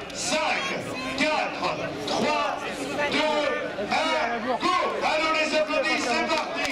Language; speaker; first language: French; native; French